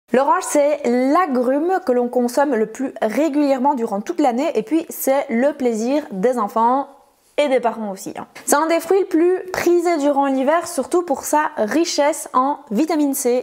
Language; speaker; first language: French; native; French